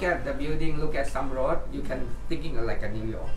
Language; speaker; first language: English; non-native, learner; Thai